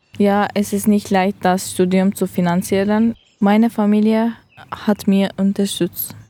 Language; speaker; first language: German; non-native, learner; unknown